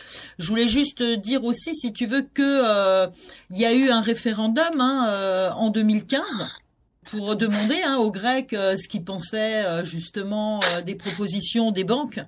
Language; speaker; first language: French; native; French